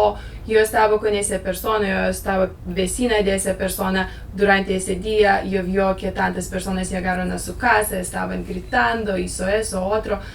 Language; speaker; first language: Spanish; non-native, learner; Lithuanian